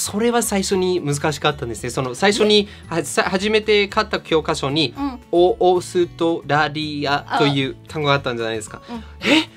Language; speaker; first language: Japanese; non-native, fluent; English